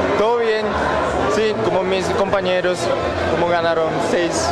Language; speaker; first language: Spanish; non-native, learner; Japanese